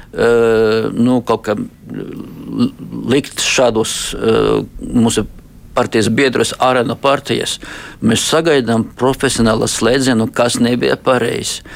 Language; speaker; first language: Latvian; non-native, local second language; Russian